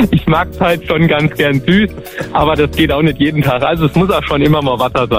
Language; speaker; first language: German; native; German